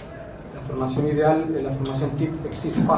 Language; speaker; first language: French; non-native, learner; Spanish